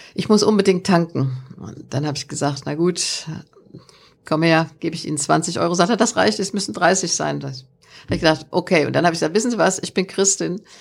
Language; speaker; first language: German; native; German